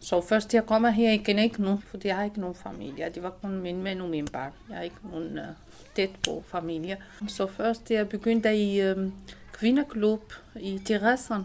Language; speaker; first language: Danish; non-native, local second language; Arabic